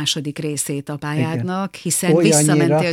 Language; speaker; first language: Hungarian; native; Hungarian